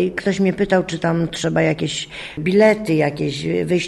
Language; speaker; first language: Polish; native; Polish